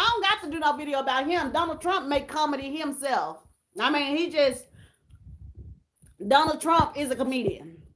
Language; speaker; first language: English; native; English